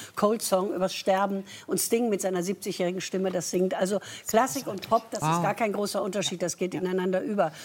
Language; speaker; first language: German; native; German